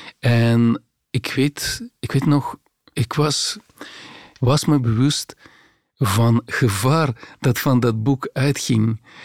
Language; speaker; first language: Dutch; non-native, fluent; Russian